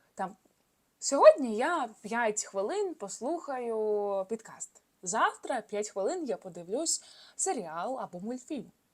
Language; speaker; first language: Ukrainian; non-native, local second language; Russian